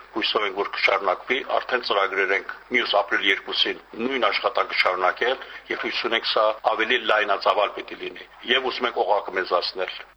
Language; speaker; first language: Armenian; early bilingual, heritage; Armenian